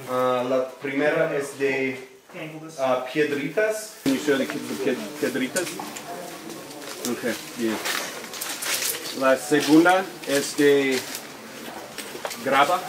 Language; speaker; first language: Spanish; non-native, learner; English